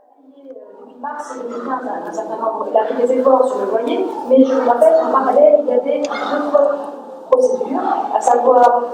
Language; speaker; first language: French; native; French